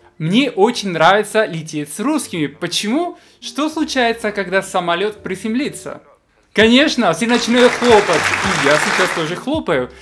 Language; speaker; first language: Russian; non-native, fluent; Spanish